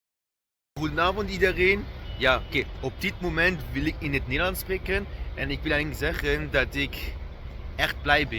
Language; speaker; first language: Dutch; non-native, learner; Luxembourgish